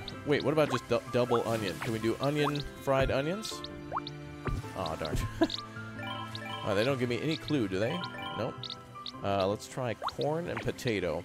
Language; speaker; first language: English; native; English